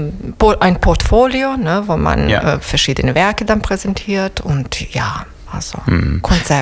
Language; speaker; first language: German; non-native, fluent; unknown